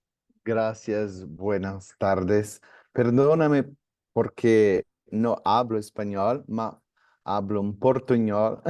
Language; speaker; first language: Spanish; non-native, learner; Portuguese